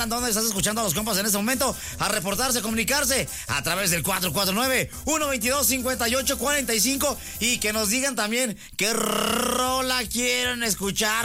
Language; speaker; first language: Spanish; native; Spanish